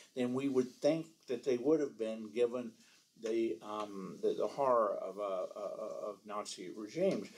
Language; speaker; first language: English; native; English